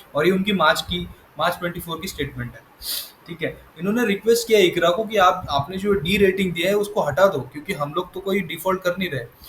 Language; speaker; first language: Hindi; non-native, local second language; Marathi